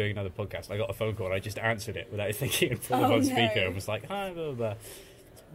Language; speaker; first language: English; native; English